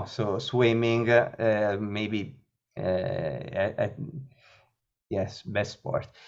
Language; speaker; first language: English; non-native, learner; Italian